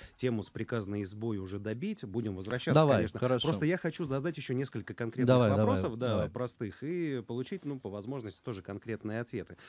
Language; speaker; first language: Russian; native; Russian